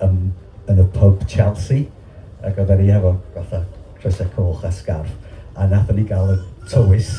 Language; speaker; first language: Welsh; native; Welsh